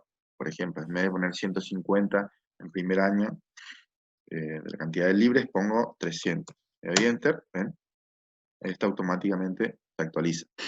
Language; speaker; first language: Spanish; native; Spanish